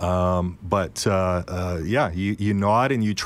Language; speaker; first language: English; native; English